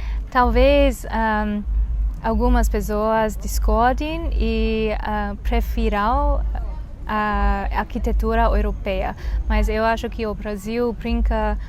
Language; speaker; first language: Portuguese; non-native, learner; Chinese